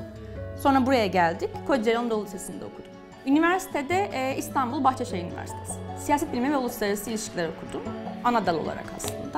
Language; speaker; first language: Turkish; native; Turkish